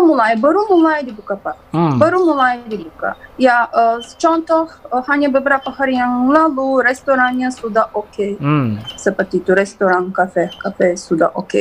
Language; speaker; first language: Indonesian; non-native, learner; Turkish